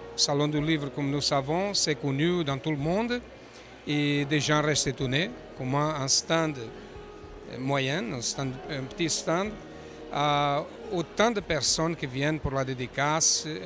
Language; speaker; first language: French; non-native, fluent; Portuguese